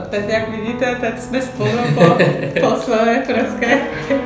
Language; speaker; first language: Czech; non-native, learner; Turkish